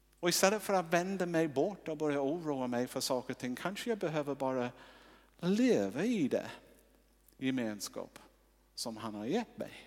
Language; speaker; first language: Swedish; non-native, fluent; English